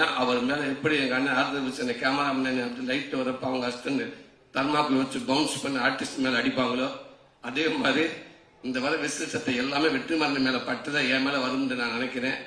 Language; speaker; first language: Tamil; native; Tamil